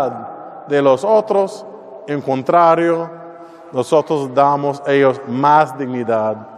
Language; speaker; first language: Spanish; non-native, learner; English